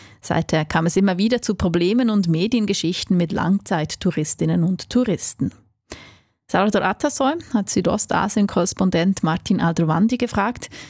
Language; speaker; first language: German; native; German